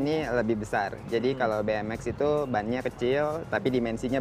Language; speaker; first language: Indonesian; native; Indonesian